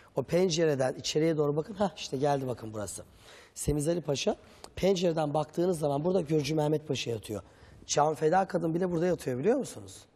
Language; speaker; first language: Turkish; native; Turkish